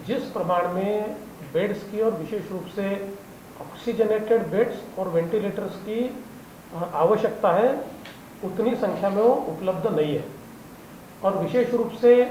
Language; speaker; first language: Hindi; non-native, local second language; Marathi